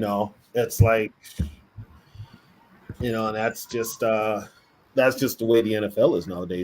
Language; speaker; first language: English; native; English